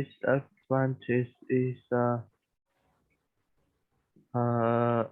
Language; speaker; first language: English; non-native, learner; Vietnamese